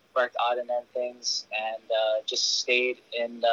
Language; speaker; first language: English; native; English